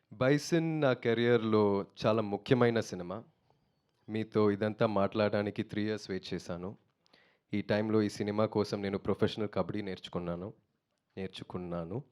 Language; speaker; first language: Telugu; non-native, learner; Tamil